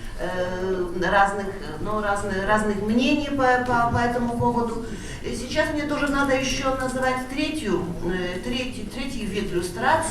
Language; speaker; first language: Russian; non-native, fluent; Polish